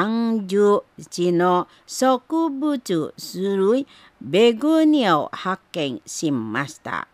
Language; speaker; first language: Japanese; non-native, fluent; Indonesian